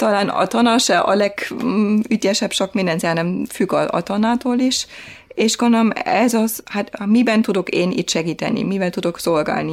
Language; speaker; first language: Hungarian; non-native, fluent; German